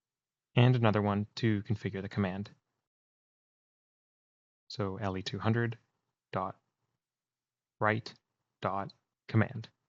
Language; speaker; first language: English; native; English